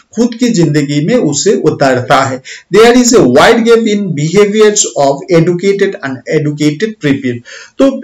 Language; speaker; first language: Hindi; non-native, local second language; Bangla